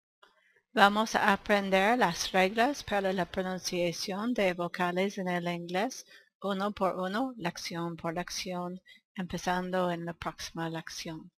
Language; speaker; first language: Spanish; non-native, learner; English